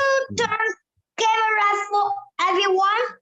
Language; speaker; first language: English; non-native, learner; Vietnamese